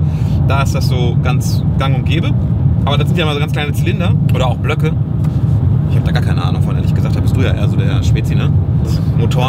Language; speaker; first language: German; native; German